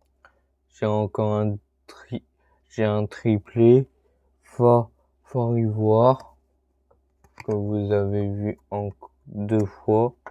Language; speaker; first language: French; native; French